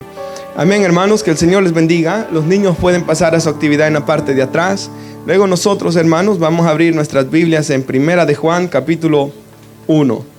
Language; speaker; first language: Spanish; native; Spanish